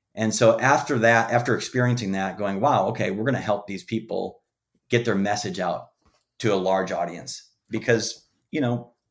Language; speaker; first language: English; native; English